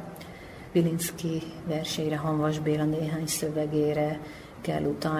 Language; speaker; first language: Hungarian; native; Hungarian